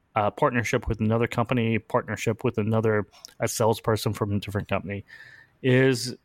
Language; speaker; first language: English; native; English